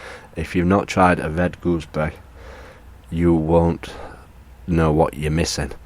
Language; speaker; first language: English; native; English